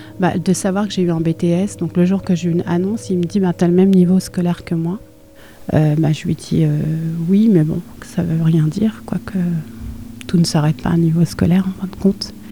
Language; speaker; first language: French; native; French